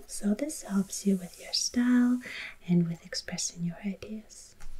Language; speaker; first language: English; non-native, fluent; German